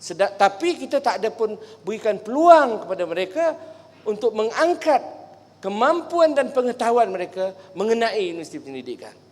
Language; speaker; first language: Malay; native; Malay